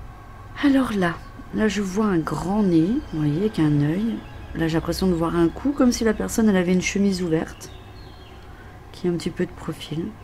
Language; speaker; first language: French; native; French